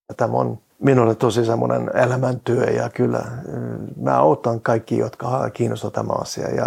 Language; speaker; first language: Finnish; non-native, fluent; Norwegian